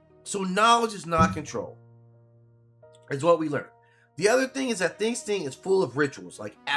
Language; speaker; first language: English; native; English